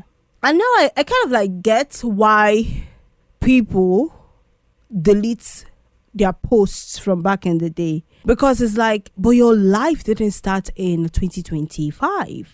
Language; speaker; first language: English; non-native, local second language; Igbo